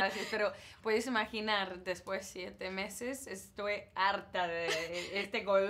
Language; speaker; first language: Spanish; non-native, learner; English